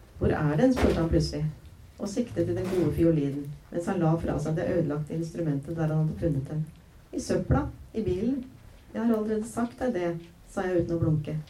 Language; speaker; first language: Norwegian; native; Norwegian